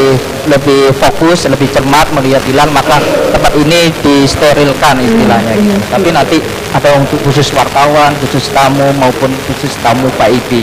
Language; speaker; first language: Indonesian; native; Indonesian